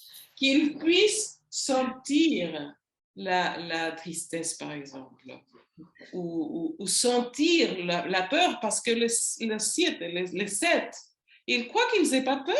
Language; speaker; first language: French; non-native, learner; Spanish